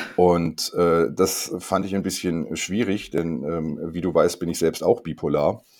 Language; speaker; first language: German; non-native, fluent; Korean